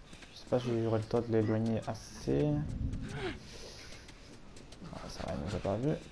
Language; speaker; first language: French; native; French